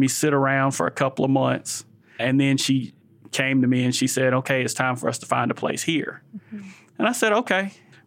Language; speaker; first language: English; native; English